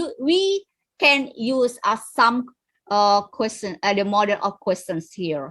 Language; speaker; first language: English; non-native, fluent; Indonesian